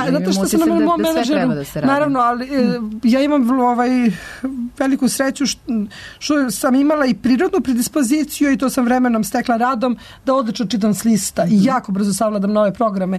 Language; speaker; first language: Serbian; native; Serbian